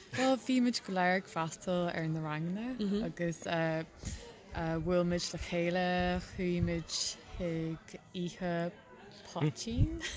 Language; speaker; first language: Irish; non-native, local second language; English